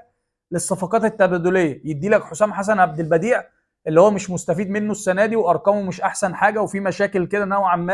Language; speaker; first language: Arabic; native; Arabic